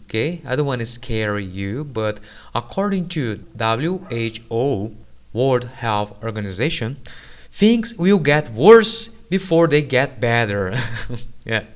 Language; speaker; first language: English; non-native, fluent; Portuguese